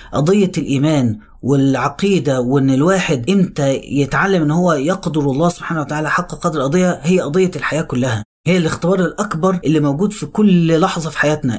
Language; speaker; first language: Arabic; native; Arabic